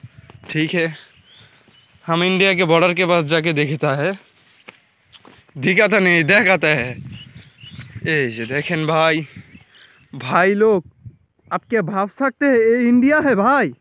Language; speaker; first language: Hindi; non-native, learner; Bangla